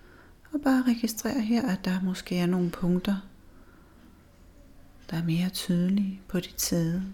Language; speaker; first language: Danish; native; Danish